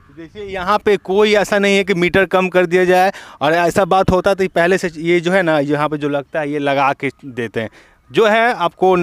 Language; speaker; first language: Hindi; native; Hindi